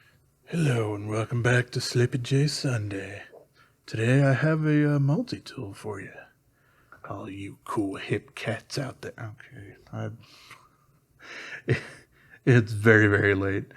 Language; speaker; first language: English; native; English